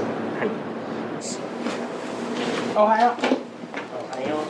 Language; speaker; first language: Japanese; native; Japanese